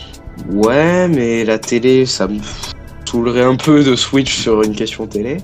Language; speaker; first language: French; native; French